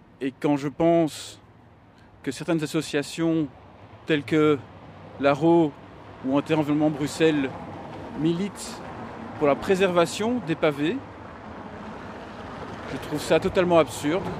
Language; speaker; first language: French; native; French